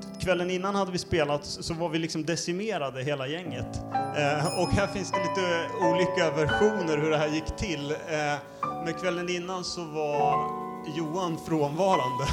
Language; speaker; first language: Swedish; native; Swedish